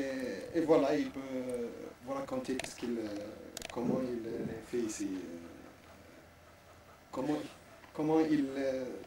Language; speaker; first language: French; non-native, local second language; Arabic